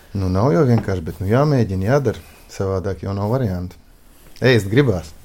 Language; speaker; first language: Latvian; native; Latvian